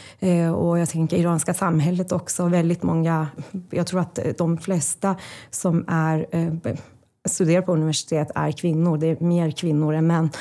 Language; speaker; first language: Swedish; non-native, fluent; Persian